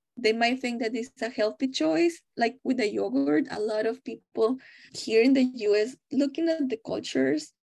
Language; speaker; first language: English; non-native, fluent; Spanish